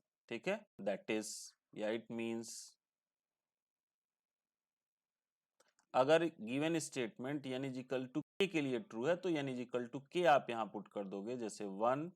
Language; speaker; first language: Hindi; native; Hindi